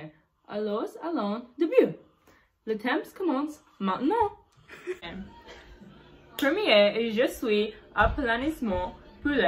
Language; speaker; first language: French; non-native, learner; English